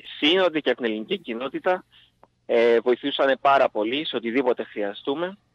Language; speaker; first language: Greek; native; Greek